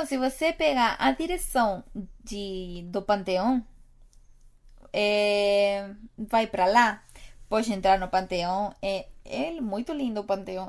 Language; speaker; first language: Portuguese; non-native, fluent; Spanish